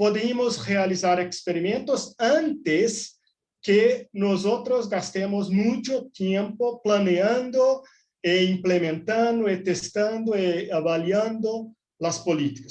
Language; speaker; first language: Spanish; non-native, fluent; Portuguese